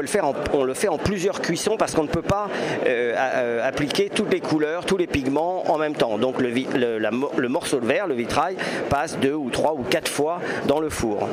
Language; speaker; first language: French; native; French